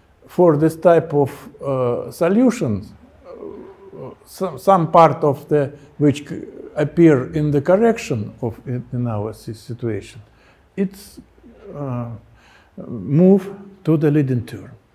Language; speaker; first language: English; non-native, fluent; Russian